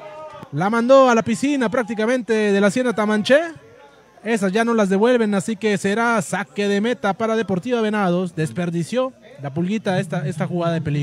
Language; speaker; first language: Spanish; native; Spanish